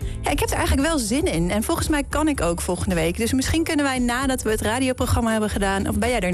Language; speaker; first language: Dutch; native; Dutch